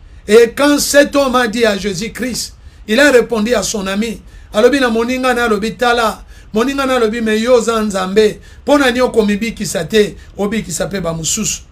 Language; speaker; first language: French; non-native, local second language; Lingala